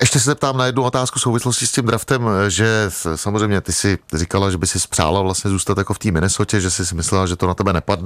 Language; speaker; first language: Czech; native; Czech